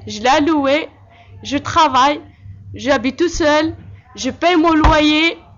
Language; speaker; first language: French; non-native, local second language; Kabyle